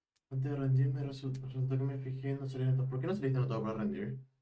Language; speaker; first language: Spanish; native; Spanish